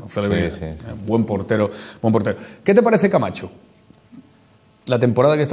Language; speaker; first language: Spanish; native; Spanish